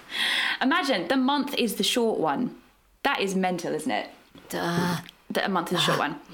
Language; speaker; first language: English; native; English